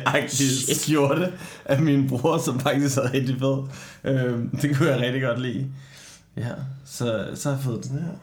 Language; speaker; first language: Danish; early bilingual, other home language; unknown